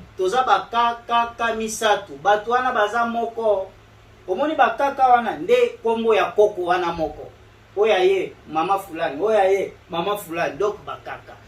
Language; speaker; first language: Lingala; non-native, local second language; Swahili